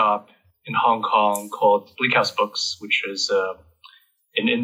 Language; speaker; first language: English; native; English